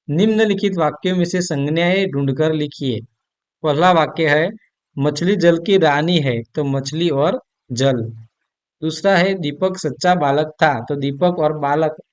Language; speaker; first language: Hindi; non-native, local second language; Gujarati